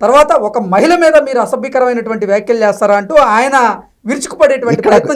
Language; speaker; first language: Telugu; native; Telugu